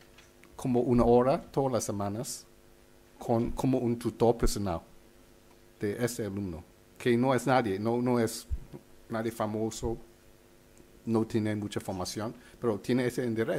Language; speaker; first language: Spanish; non-native, fluent; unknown